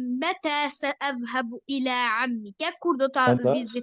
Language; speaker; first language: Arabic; non-native, learner; Albanian